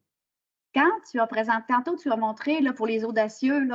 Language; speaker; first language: French; native; French